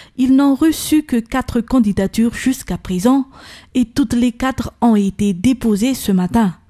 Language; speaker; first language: French; non-native, local second language; Malagasy